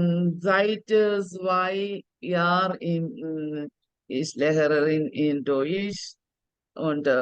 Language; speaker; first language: German; non-native, learner; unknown